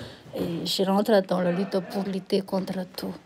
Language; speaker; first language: French; non-native, local second language; Malagasy